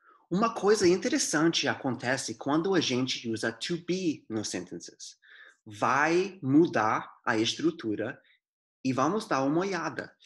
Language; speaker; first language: Portuguese; non-native, fluent; English